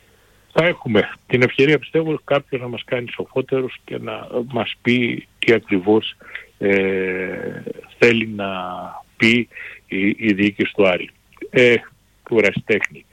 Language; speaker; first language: Greek; native; Greek